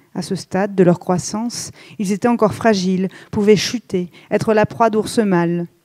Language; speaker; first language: French; native; French